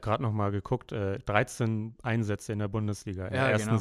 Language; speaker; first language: German; native; German